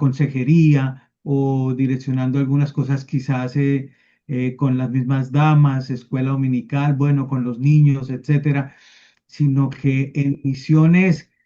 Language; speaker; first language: Spanish; native; Spanish